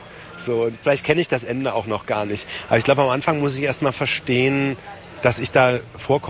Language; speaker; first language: German; native; German